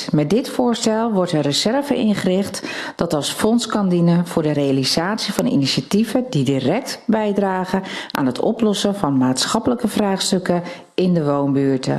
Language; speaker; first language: Dutch; native; Dutch